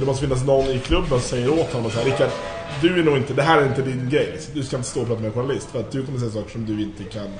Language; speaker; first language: Swedish; native; Swedish